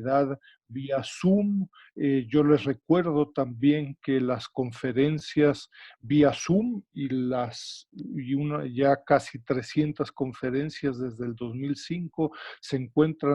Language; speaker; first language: Spanish; native; Spanish